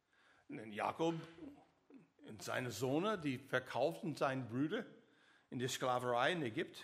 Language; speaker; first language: German; non-native, learner; English